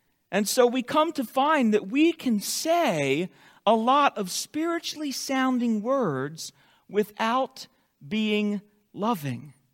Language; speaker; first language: English; native; English